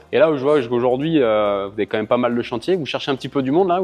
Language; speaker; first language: French; native; French